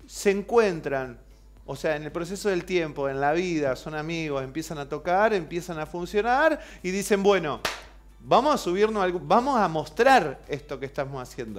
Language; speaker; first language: Spanish; native; Spanish